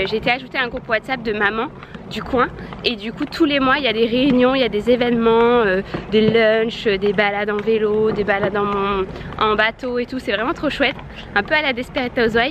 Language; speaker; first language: French; native; French